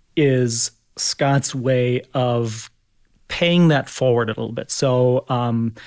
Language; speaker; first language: English; non-native, fluent; German